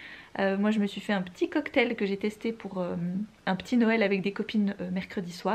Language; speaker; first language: French; native; French